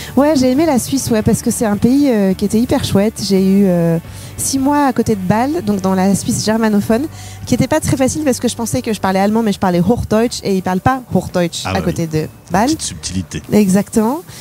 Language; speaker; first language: French; native; French